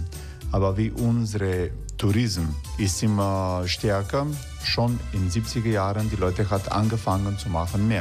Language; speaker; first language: German; non-native, fluent; Croatian